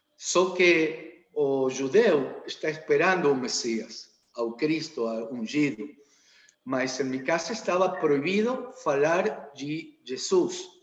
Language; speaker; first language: Portuguese; non-native, learner; Spanish